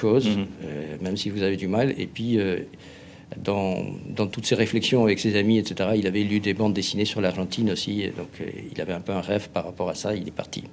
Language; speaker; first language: French; non-native, fluent; Spanish